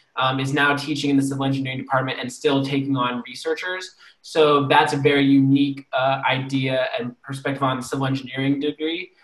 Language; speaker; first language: English; native; English